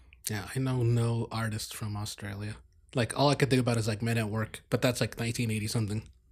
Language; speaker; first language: English; native; English